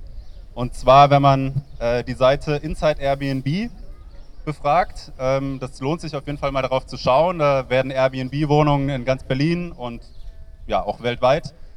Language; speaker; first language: German; native; German